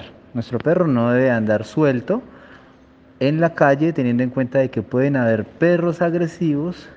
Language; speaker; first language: Spanish; native; Spanish